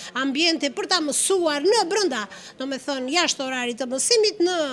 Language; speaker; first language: Albanian; non-native, local second language; Greek